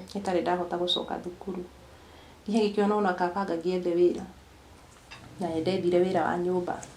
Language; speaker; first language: Kikuyu; non-native, local second language; Embu